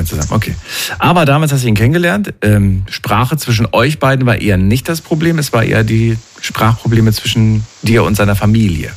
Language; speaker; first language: German; native; German